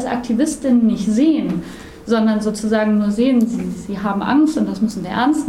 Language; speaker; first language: German; native; German